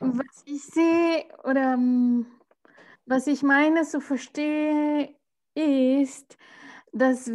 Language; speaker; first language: German; non-native, fluent; Spanish